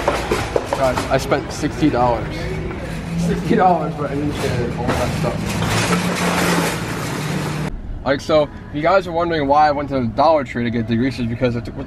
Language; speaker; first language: English; native; English